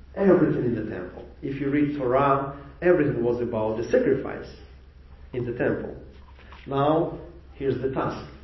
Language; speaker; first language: English; non-native, fluent; Ukrainian